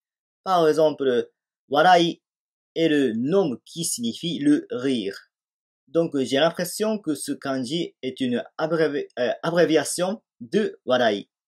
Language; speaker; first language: French; non-native, fluent; Japanese